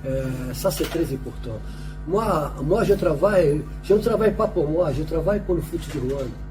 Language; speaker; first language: French; non-native, fluent; Portuguese